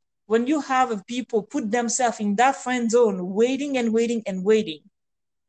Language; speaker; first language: English; non-native, fluent; French